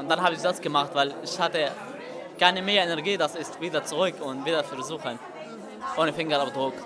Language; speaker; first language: German; non-native, learner; Arabic